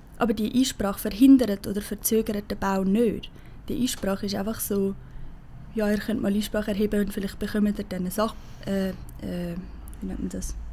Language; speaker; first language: German; native; German